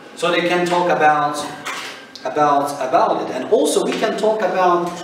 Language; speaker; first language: English; non-native, fluent; Turkish